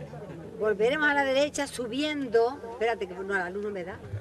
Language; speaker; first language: Spanish; native; Spanish